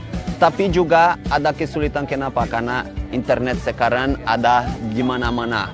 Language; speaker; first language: Indonesian; non-native, fluent; Portuguese